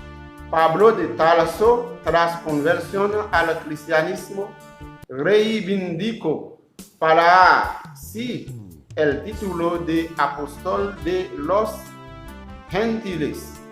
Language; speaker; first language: Spanish; non-native, learner; Haitian Creole